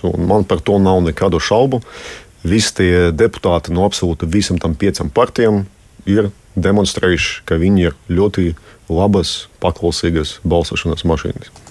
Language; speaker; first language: Latvian; non-native, local second language; Russian